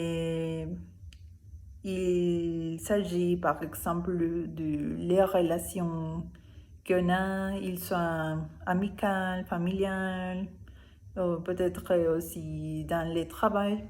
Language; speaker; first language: French; non-native, learner; Spanish